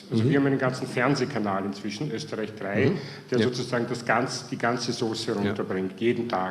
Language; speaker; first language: German; native; German